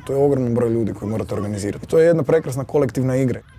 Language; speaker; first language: Croatian; native; Croatian